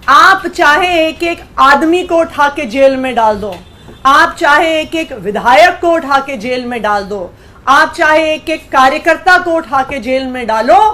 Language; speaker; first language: Hindi; native; Hindi